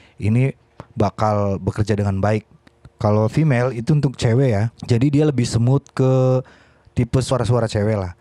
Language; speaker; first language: Indonesian; native; Indonesian